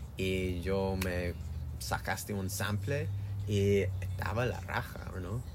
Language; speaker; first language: Spanish; non-native, learner; English